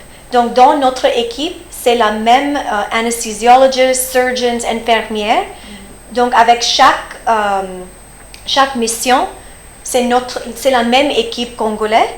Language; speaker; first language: French; early bilingual, heritage; French